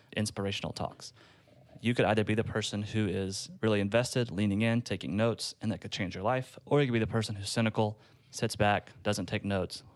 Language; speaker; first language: English; native; English